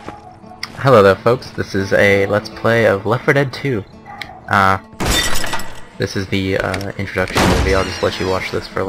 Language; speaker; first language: English; native; English